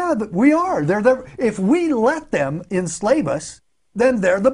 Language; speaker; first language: English; native; English